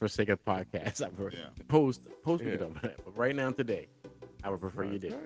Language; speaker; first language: English; native; English